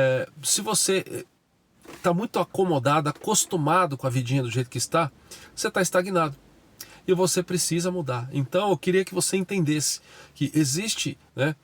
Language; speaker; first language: Portuguese; native; Portuguese